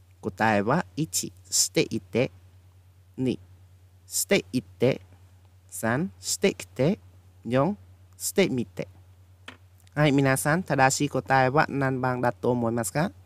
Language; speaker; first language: Japanese; non-native, fluent; Khmer